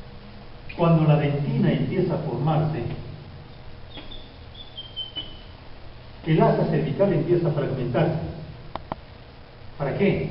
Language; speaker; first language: Spanish; native; Spanish